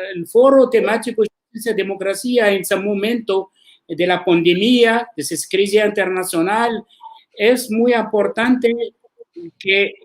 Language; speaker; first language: Spanish; non-native, learner; Arabic